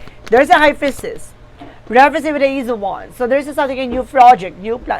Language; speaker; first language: English; non-native, local second language; Filipino